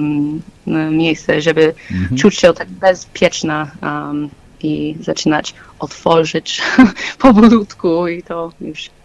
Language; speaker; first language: Polish; non-native, learner; English